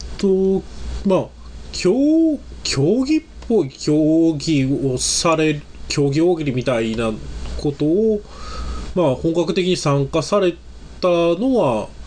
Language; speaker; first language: Japanese; native; Japanese